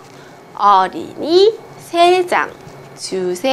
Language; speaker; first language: Korean; non-native, fluent; Chinese